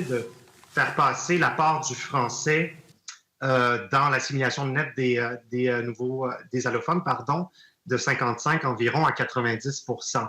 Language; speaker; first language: French; native; French